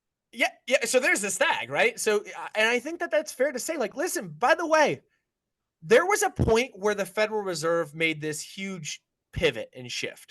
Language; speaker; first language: English; native; English